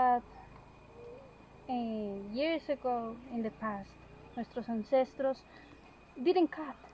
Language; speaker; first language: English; non-native, learner; Spanish